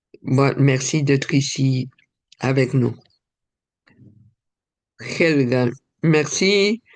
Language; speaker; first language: French; non-native, fluent; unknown